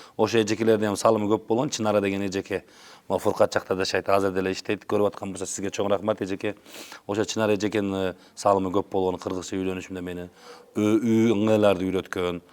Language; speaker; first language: Kyrgyz; non-native, local second language; Uzbek